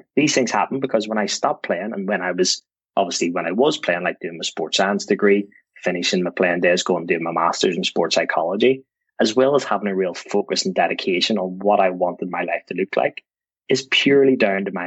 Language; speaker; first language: English; native; English